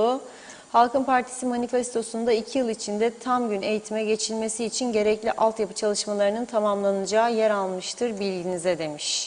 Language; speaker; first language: Turkish; native; Turkish